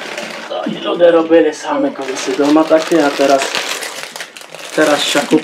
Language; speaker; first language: Polish; non-native, local second language; Rusyn